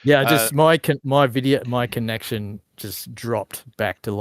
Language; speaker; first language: English; native; English